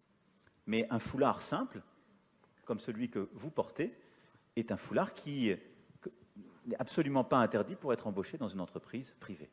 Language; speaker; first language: French; native; French